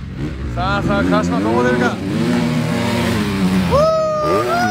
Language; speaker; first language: Japanese; native; Japanese